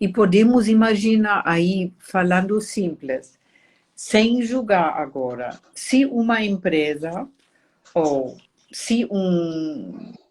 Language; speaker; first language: Portuguese; non-native, fluent; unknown